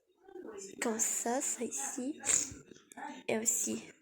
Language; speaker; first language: French; non-native, learner; Arabic